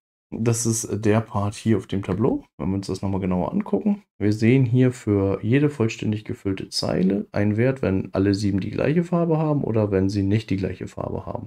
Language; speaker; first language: German; native; German